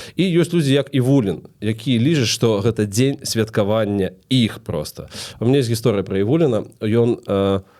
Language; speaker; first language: Belarusian; non-native, local second language; Russian